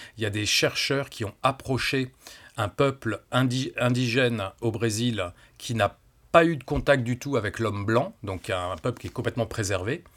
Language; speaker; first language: French; native; French